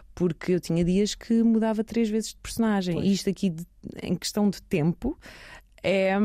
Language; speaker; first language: Portuguese; early bilingual, heritage; Portuguese